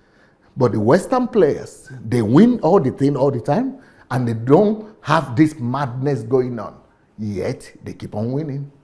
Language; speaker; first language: English; non-native, local second language; Yoruba